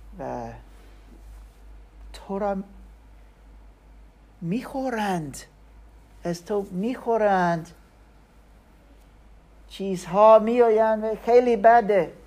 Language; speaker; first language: Persian; non-native, learner; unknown